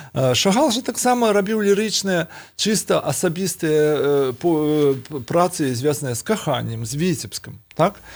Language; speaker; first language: Belarusian; native; Belarusian